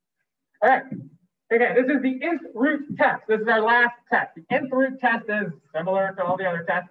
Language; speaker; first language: English; native; English